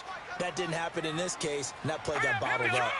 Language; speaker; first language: English; native; English